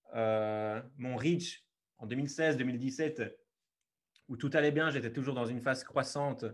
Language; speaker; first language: French; native; French